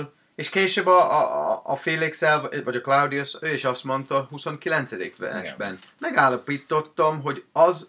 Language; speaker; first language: Hungarian; non-native, learner; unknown